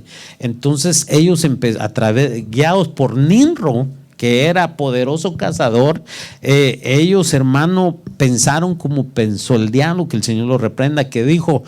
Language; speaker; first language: Spanish; native; Spanish